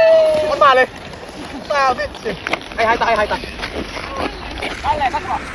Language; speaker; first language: Finnish; non-native, learner; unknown